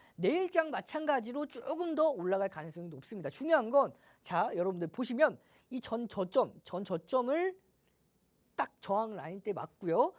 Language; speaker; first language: Korean; native; Korean